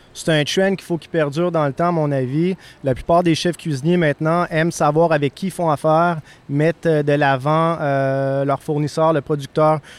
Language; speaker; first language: French; native; French